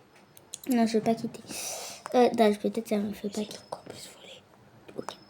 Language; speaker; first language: French; native; French